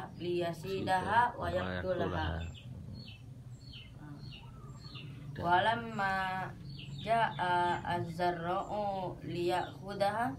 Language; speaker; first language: Arabic; non-native, learner; Indonesian